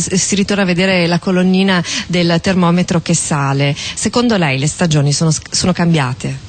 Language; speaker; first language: Italian; native; Italian